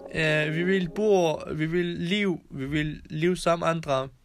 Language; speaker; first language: Danish; non-native, fluent; Persian